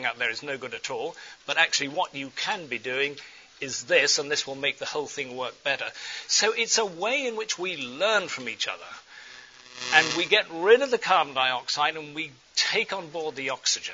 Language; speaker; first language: English; native; English